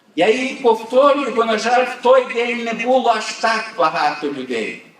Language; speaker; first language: Ukrainian; early bilingual, heritage; Ukrainian